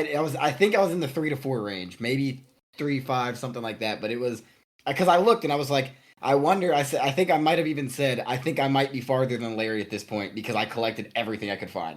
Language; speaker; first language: English; native; English